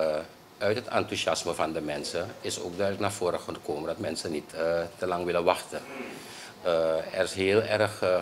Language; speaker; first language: Dutch; native; Dutch